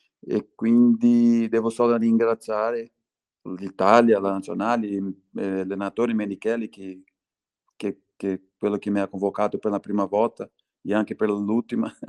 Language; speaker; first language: Italian; non-native, fluent; Portuguese